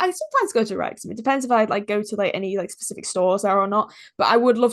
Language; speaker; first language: English; native; English